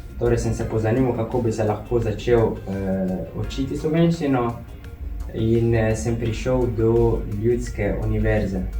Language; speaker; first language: Slovenian; non-native, fluent; Arabic